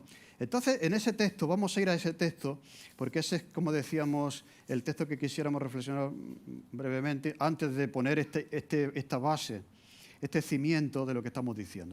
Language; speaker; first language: Spanish; native; Spanish